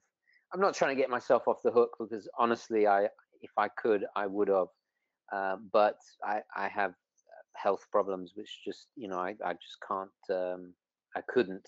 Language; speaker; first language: English; non-native, local second language; Italian